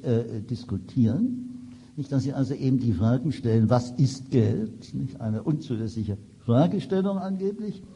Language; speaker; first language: German; native; German